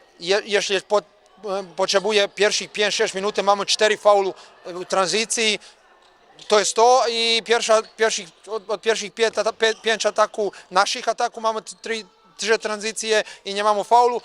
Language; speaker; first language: Polish; non-native, learner; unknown